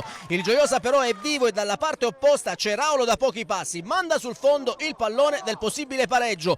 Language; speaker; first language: Italian; native; Italian